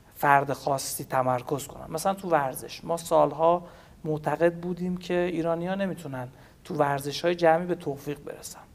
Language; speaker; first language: Persian; native; Persian